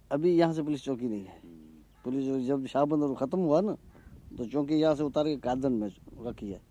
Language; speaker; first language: Urdu; non-native, local second language; Sindhi